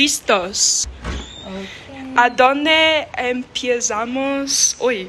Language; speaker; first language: Spanish; non-native, learner; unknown